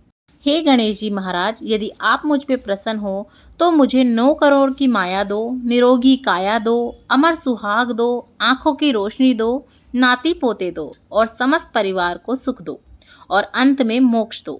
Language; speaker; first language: Hindi; native; Hindi